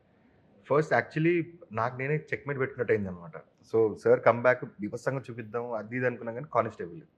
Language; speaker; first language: Telugu; native; Telugu